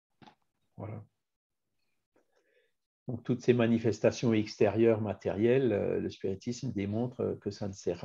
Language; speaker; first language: French; native; French